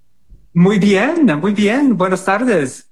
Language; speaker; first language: Spanish; non-native, learner; Portuguese